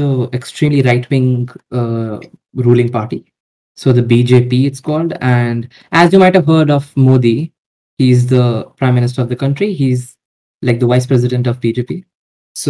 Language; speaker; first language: English; non-native, local second language; Hindi